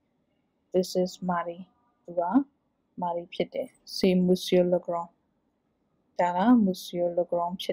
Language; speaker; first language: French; non-native, fluent; Burmese